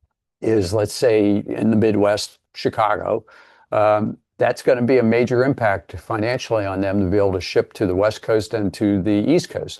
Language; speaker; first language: English; native; English